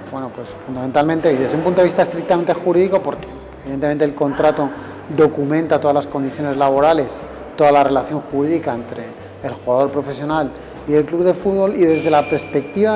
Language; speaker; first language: Spanish; native; Spanish